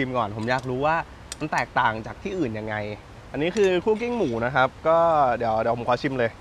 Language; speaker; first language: Thai; native; Thai